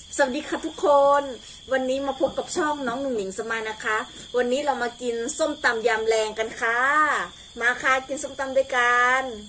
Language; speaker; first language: Thai; non-native, local second language; Northeastern Thai